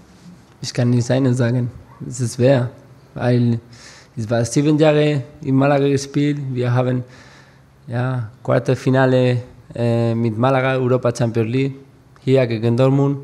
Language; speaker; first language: German; non-native, learner; Spanish